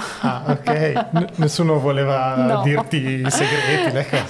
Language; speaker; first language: Italian; non-native, learner; French